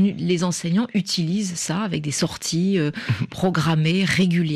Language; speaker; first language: French; native; French